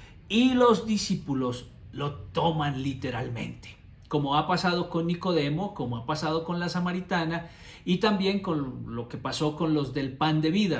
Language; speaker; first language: Spanish; native; Spanish